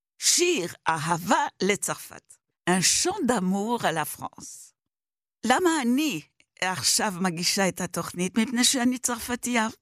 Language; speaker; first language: Hebrew; non-native, fluent; French